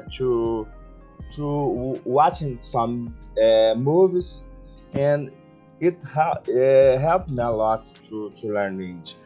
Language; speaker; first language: English; non-native, learner; Portuguese